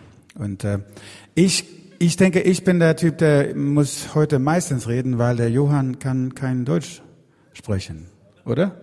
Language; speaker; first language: German; non-native, fluent; Swedish